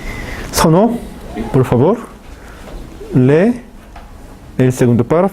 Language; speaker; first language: Spanish; non-native, fluent; Korean